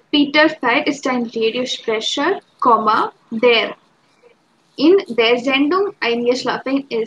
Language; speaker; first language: German; non-native, fluent; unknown